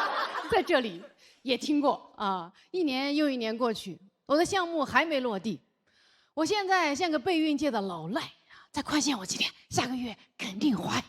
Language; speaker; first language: Chinese; native; Chinese